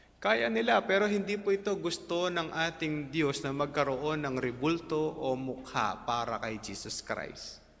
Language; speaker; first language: Filipino; non-native, local second language; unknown